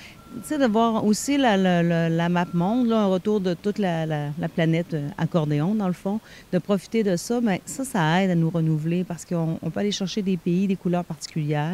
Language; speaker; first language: French; native; French